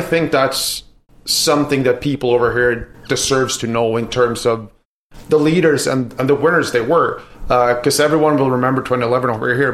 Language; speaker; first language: English; non-native, fluent; Swedish